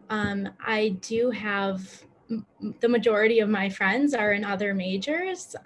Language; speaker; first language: English; native; English